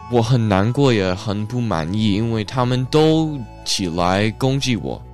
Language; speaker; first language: Chinese; early bilingual, heritage; Chinese